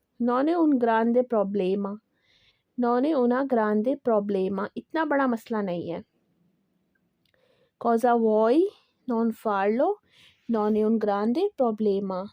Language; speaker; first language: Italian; non-native, learner; Urdu